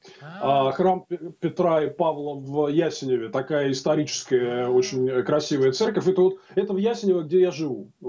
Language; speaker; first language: Russian; native; Russian